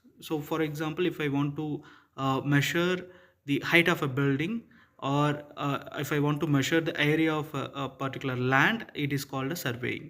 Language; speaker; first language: English; non-native, local second language; Tamil